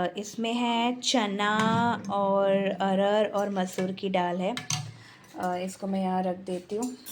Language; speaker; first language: Hindi; non-native, local second language; Bangla